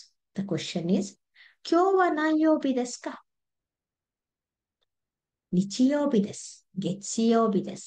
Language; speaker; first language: Japanese; non-native, fluent; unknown